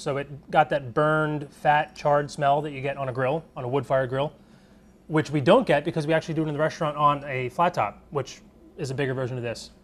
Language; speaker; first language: English; native; English